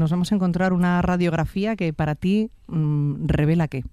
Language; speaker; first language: Spanish; native; Spanish